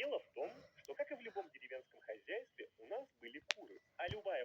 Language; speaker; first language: Russian; native; Russian